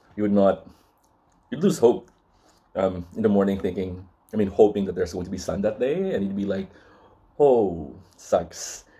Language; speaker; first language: English; non-native, local second language; Cebuano